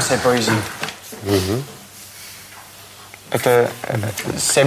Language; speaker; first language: French; non-native, learner; Russian